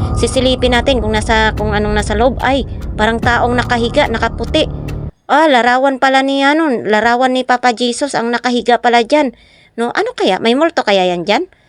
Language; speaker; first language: Filipino; non-native, local second language; Masbatenyo